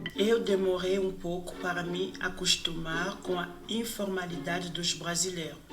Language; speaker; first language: Portuguese; non-native, fluent; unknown